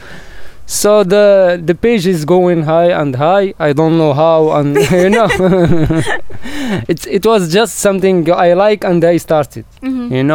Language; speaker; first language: English; non-native, learner; Arabic